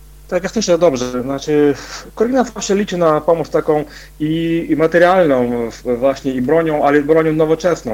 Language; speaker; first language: Polish; non-native, fluent; Ukrainian